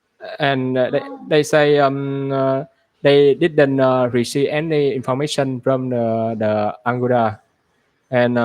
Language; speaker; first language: English; non-native, learner; Vietnamese